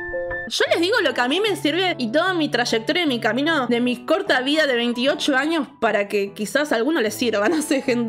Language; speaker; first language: Spanish; native; Spanish